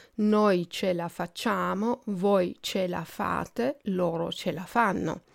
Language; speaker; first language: Italian; native; Italian